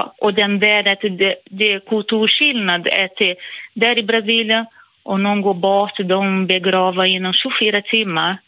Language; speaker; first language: Swedish; non-native, fluent; Portuguese